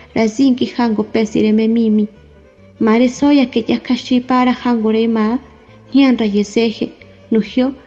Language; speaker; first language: Spanish; non-native, local second language; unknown